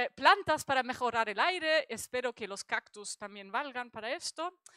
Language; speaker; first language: Spanish; non-native, fluent; German